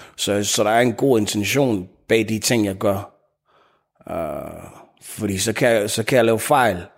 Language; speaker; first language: Danish; early bilingual, other home language; Tigrinya